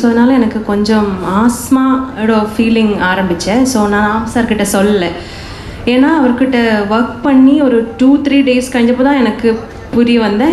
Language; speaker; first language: Tamil; non-native, learner; Malayalam